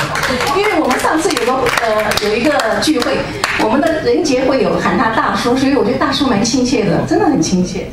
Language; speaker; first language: Chinese; native; Chinese